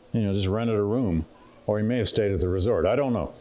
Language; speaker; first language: English; native; English